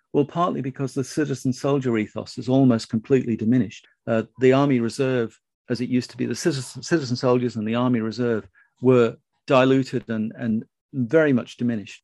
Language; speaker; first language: English; native; English